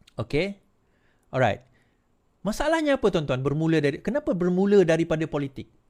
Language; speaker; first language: Malay; native; Malay